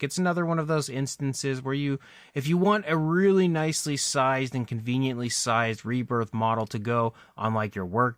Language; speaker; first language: English; native; English